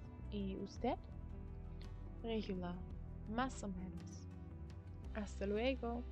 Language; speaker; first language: Spanish; non-native, learner; German